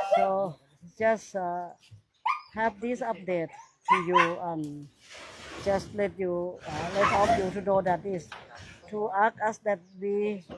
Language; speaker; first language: English; non-native, learner; Thai